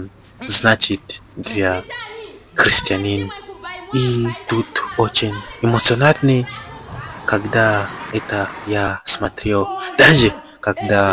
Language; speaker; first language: Russian; non-native, learner; Bemba